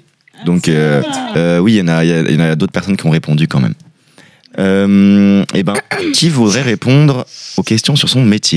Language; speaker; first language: French; native; French